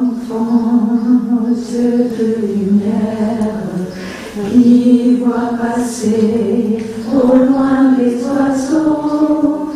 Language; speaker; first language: French; non-native, fluent; Vietnamese